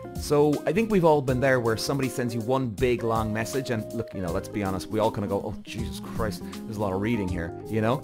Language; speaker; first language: English; native; English